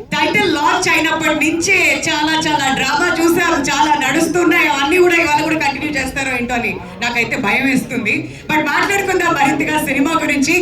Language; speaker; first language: Telugu; native; Telugu